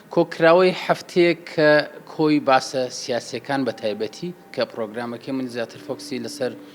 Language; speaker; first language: Central Kurdish; non-native, local second language; Gurani